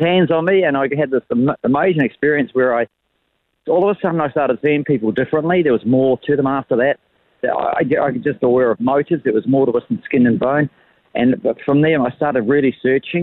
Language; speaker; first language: English; native; English